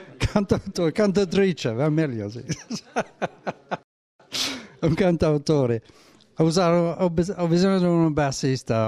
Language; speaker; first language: Italian; non-native, learner; English